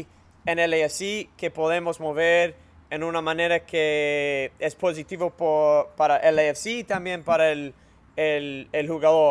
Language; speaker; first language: Spanish; non-native, fluent; English